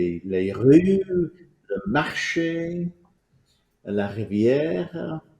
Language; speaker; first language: French; non-native, fluent; English